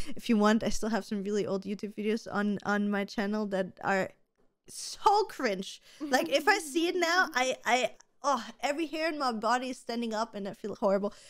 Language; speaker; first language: English; non-native, fluent; German